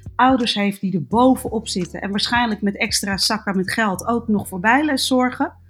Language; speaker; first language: Dutch; native; Dutch